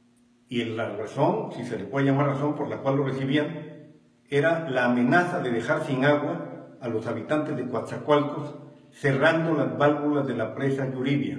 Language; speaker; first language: Spanish; native; Spanish